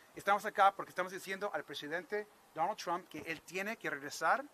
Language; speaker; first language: Spanish; early bilingual, heritage; Spanish